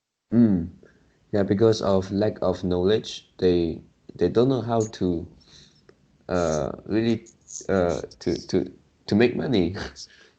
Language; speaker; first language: English; non-native, learner; Chinese